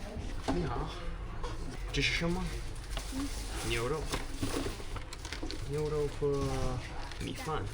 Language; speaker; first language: Chinese; non-native, learner; English